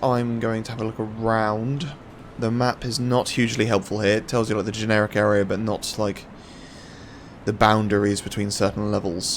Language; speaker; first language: English; native; English